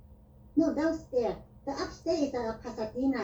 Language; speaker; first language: English; non-native, learner; Vietnamese